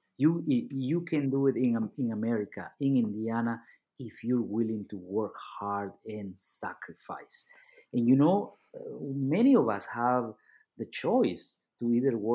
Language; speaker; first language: English; non-native, fluent; Spanish